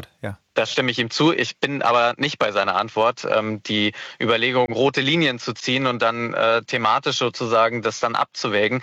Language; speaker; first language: German; native; German